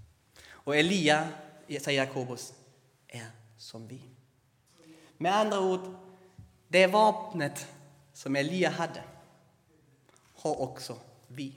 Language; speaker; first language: Swedish; non-native, fluent; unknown